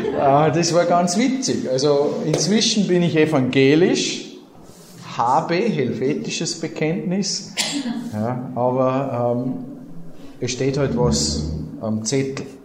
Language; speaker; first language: German; native; German